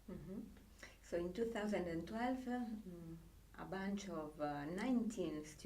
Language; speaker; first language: English; non-native, fluent; Italian